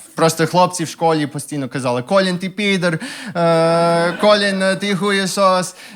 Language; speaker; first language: Ukrainian; non-native, fluent; English